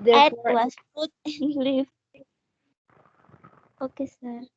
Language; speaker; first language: English; non-native, learner; Indonesian